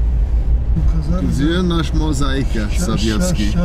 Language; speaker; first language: Russian; non-native, learner; English